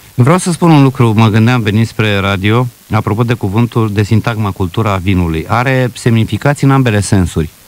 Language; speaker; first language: Romanian; native; Romanian